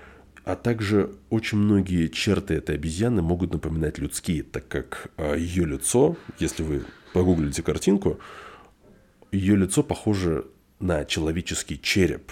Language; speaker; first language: Russian; native; Russian